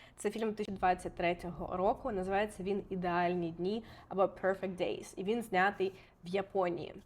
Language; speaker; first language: Ukrainian; non-native, local second language; Russian